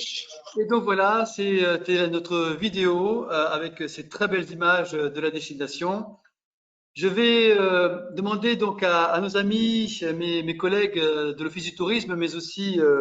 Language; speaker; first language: French; native; French